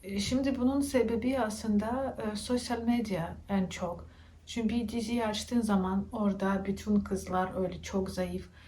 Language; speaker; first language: Turkish; non-native, learner; Russian